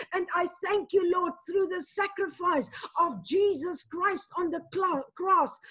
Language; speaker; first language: English; non-native, local second language; Afrikaans